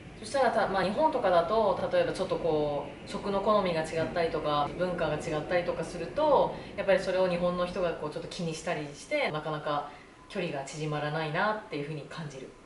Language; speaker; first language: Japanese; native; Japanese